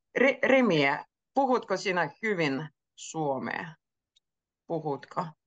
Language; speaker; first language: Finnish; native; Finnish